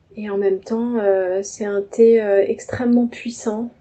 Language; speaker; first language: French; native; French